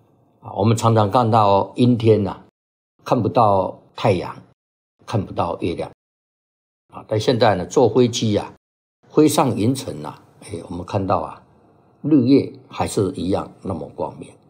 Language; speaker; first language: Chinese; native; Chinese